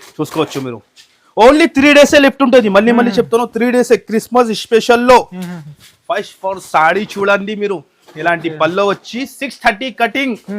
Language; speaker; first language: Telugu; non-native, local second language; Urdu